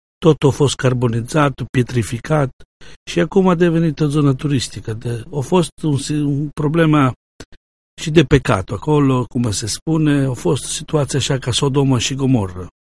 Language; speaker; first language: Romanian; non-native, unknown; Italian